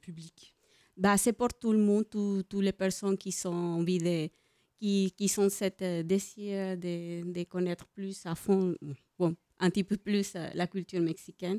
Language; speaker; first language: French; non-native, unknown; Spanish